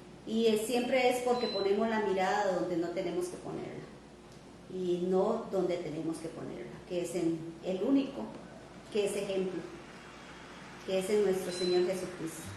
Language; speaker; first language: Spanish; native; Spanish